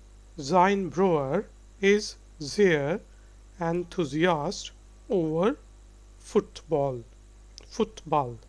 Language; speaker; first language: Dutch; non-native, fluent; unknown